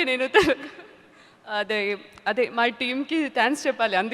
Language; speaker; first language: Telugu; non-native, learner; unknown